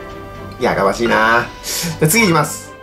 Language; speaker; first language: Japanese; native; Japanese